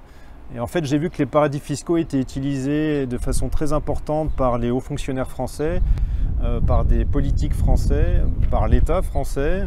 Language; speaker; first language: French; native; French